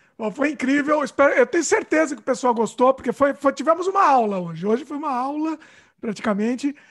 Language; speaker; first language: Portuguese; native; Portuguese